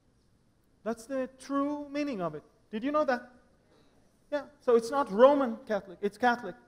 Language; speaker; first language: English; non-native, fluent; Hebrew